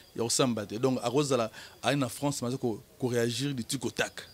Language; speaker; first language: French; non-native, local second language; Lingala